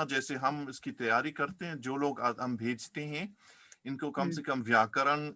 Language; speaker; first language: Hindi; non-native, fluent; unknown